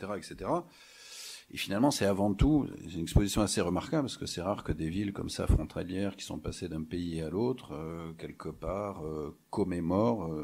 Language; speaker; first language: French; native; French